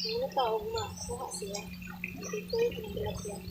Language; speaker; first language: Filipino; non-native, local second language; Cebuano